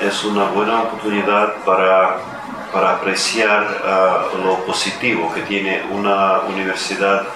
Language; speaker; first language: Spanish; non-native, fluent; Russian